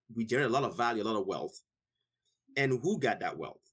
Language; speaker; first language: English; non-native, local second language; Igbo